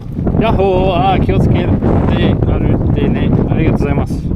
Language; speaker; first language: Japanese; non-native, learner; English